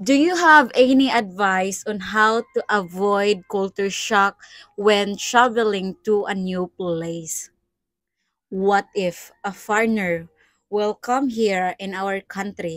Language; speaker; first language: English; non-native, local second language; Cebuano